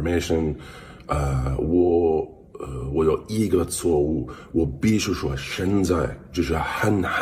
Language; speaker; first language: Chinese; non-native, learner; English